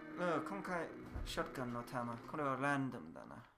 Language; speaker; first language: Japanese; non-native, learner; English